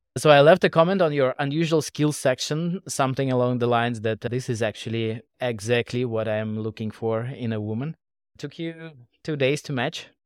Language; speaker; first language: English; non-native, fluent; Russian